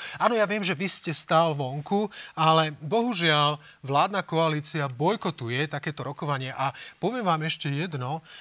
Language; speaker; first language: Slovak; native; Slovak